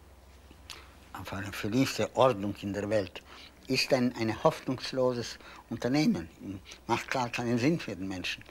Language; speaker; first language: German; non-native, fluent; Polish